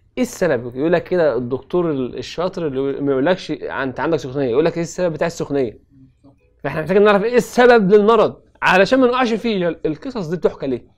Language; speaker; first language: Arabic; native; Arabic